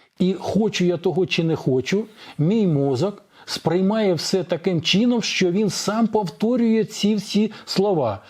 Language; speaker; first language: Ukrainian; non-native, local second language; Russian